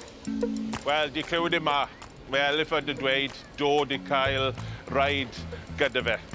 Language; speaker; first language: Welsh; non-native, learner; English